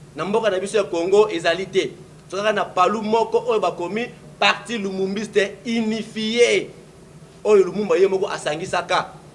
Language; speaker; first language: Lingala; non-native, local second language; Kongo